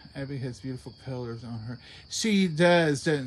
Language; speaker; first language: English; native; English